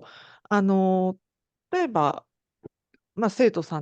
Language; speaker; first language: Japanese; native; Japanese